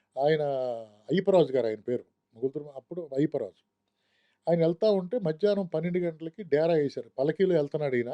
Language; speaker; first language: Telugu; native; Telugu